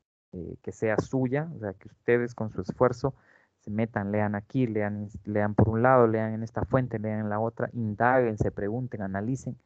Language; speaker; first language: Spanish; native; Spanish